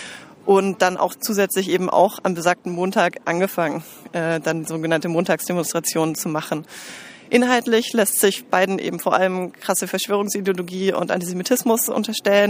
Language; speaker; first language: German; native; German